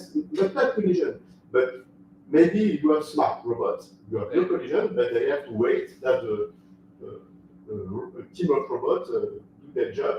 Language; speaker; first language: English; non-native, fluent; French